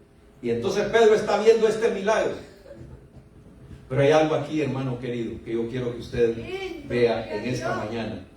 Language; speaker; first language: Spanish; native; Spanish